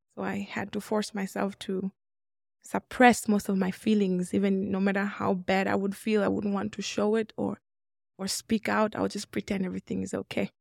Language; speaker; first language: English; non-native, local second language; Swahili